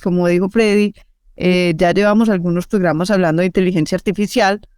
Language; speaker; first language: Spanish; native; Spanish